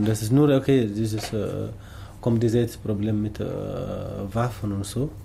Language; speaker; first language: German; non-native, learner; Tamasheq